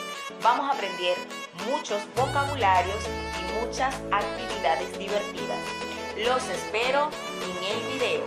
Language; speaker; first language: Spanish; non-native, fluent; Portuguese